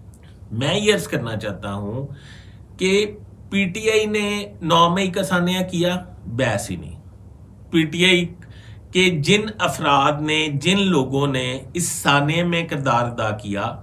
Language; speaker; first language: Urdu; native; Urdu